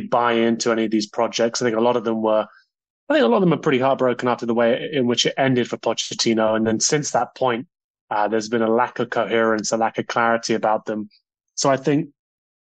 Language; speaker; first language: English; native; English